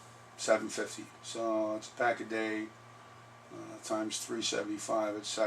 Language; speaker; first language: English; native; English